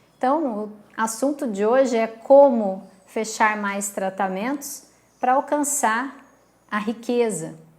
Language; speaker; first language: Portuguese; native; Portuguese